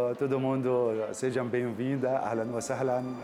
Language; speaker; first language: Portuguese; non-native, learner; Arabic